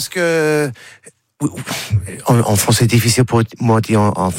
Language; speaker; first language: French; non-native, learner; English